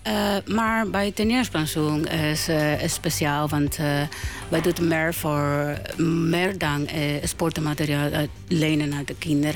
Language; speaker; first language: Dutch; non-native, learner; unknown